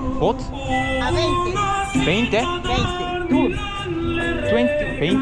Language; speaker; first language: Spanish; non-native, learner; Korean